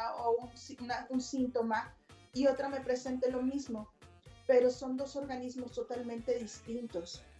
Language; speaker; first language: Spanish; native; Spanish